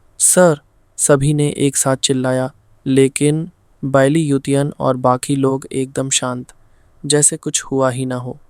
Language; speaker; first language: Hindi; non-native, fluent; Bangla